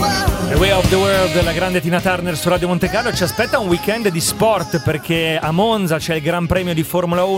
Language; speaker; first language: Italian; native; Italian